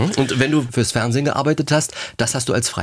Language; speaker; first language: German; native; German